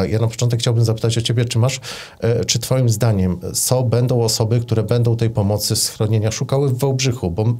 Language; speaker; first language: Polish; native; Polish